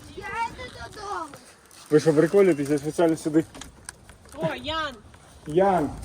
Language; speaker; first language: Ukrainian; non-native, local second language; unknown